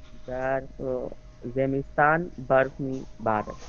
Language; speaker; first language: Persian; non-native, learner; Urdu